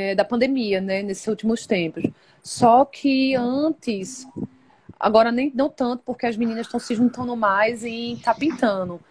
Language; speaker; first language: Portuguese; native; Portuguese